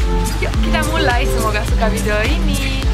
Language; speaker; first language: Indonesian; non-native, fluent; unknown